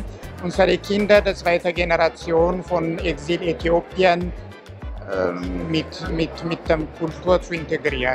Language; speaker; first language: German; non-native, fluent; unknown